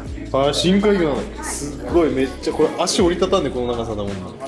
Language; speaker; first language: Japanese; native; Japanese